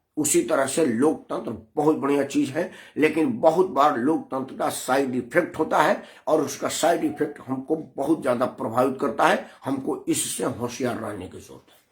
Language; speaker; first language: Hindi; native; Hindi